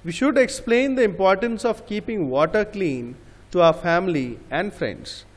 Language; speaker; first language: English; non-native, local second language; Bangla